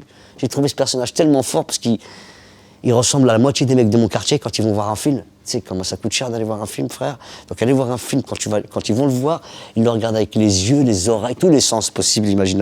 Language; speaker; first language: French; early bilingual, other home language; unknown